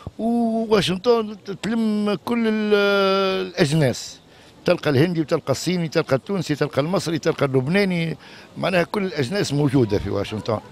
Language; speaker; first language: Arabic; native; Arabic